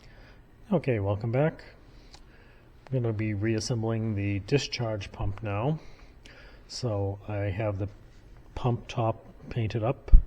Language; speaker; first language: English; native; English